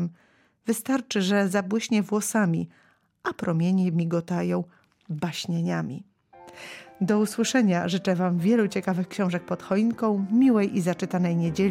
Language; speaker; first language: Polish; native; Polish